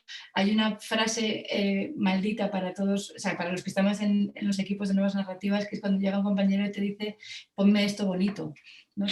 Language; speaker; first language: Spanish; native; Spanish